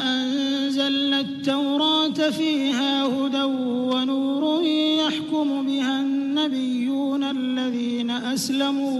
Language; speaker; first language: Arabic; native; Arabic